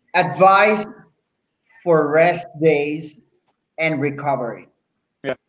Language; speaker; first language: English; non-native, fluent; Spanish